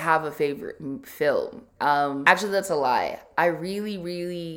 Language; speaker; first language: English; native; English